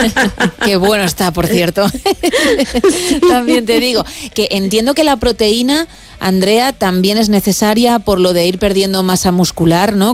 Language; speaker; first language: Spanish; native; Spanish